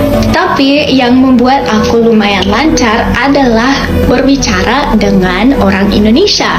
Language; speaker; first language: Indonesian; non-native, fluent; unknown